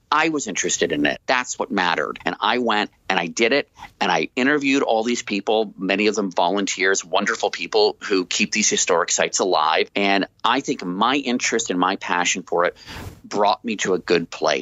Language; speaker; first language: English; native; English